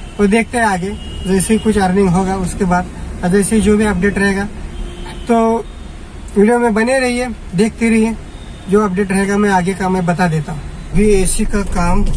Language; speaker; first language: Hindi; non-native, local second language; Marathi